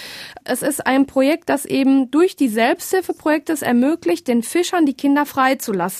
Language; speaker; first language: German; native; German